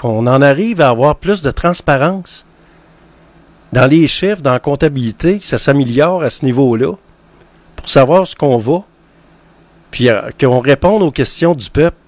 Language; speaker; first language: French; native; French